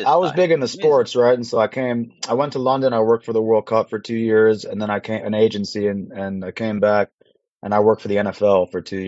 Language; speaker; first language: English; native; English